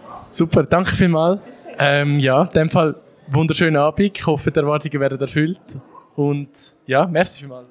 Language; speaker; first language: German; native; German